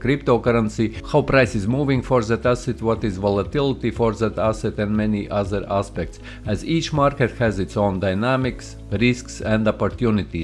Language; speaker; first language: English; non-native, fluent; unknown